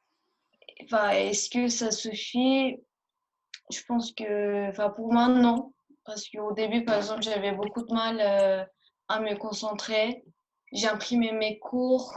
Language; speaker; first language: French; early bilingual, other home language; Turkish